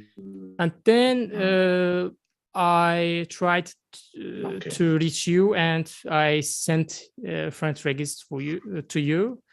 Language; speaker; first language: English; non-native, learner; Azerbaijani